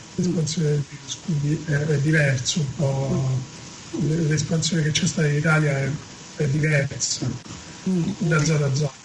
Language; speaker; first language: Italian; native; Italian